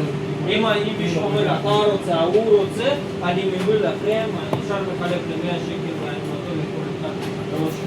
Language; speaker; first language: Hebrew; non-native, learner; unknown